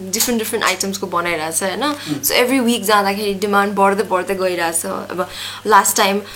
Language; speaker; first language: Nepali; native; Nepali